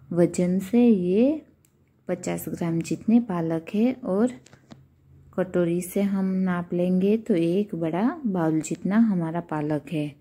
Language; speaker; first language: Hindi; non-native, local second language; Gujarati